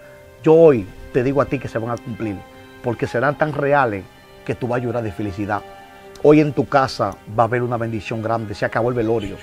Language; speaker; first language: Spanish; native; Spanish